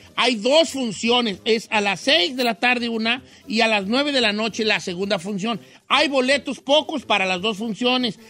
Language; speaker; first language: Spanish; native; Spanish